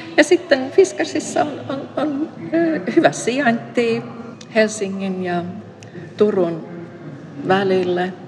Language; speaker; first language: Finnish; non-native, fluent; Swedish